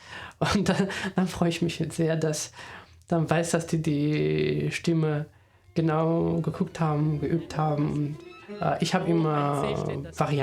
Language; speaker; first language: German; non-native, fluent; Armenian